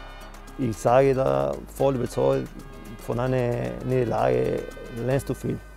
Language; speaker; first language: German; non-native, fluent; Spanish